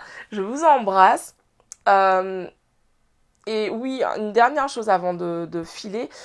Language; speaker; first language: French; native; French